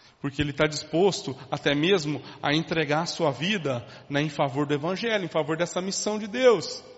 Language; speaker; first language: Portuguese; native; Portuguese